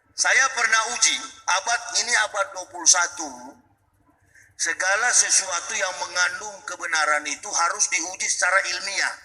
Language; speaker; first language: Indonesian; native; Indonesian